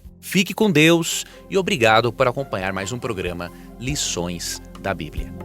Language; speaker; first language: Portuguese; native; Portuguese